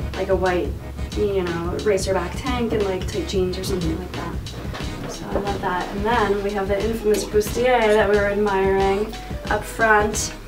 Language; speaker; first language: English; native; English